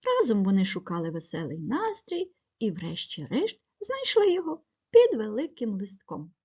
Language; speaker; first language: Ukrainian; native; Ukrainian